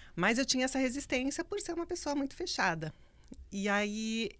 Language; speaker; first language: Portuguese; native; Portuguese